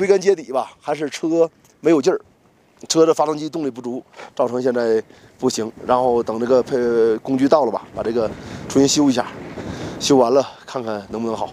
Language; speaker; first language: Chinese; native; Chinese